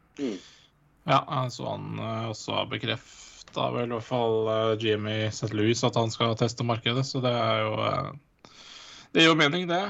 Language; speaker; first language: Norwegian; native; Norwegian